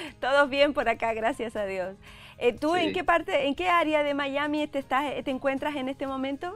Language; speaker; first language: Spanish; native; Spanish